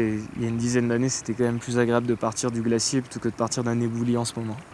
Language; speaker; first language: French; native; French